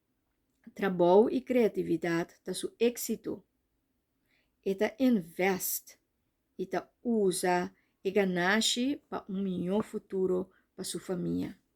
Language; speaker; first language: Portuguese; non-native, learner; Papiamento